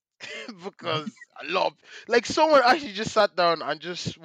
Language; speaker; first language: English; native; English